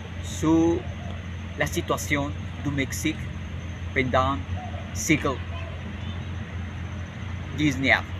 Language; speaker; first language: French; non-native, learner; Spanish